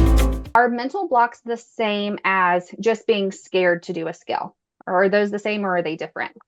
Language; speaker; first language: English; native; English